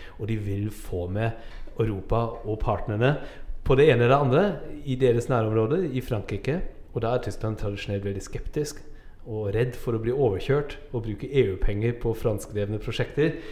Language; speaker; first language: Norwegian; non-native, fluent; German